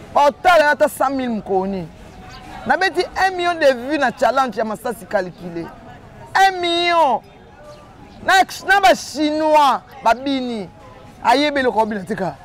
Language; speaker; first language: Lingala; native; Lingala